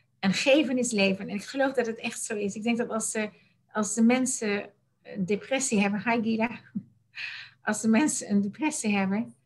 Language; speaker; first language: Dutch; native; Dutch